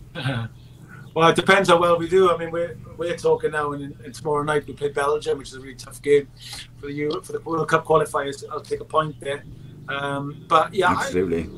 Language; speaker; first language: English; native; English